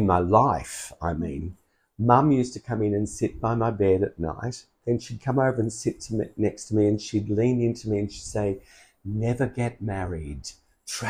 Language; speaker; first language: English; native; English